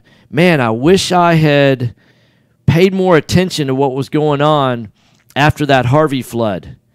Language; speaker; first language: English; native; English